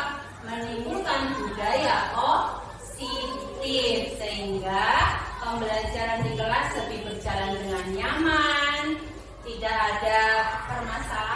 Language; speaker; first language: Indonesian; native; Indonesian